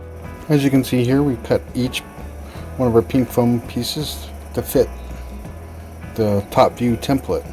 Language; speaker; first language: English; native; English